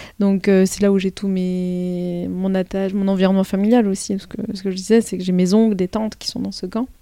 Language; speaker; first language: French; early bilingual, other home language; Arabic